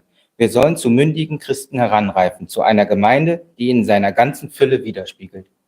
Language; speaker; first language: German; native; German